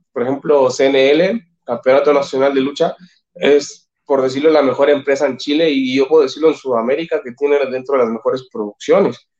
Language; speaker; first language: Spanish; native; Spanish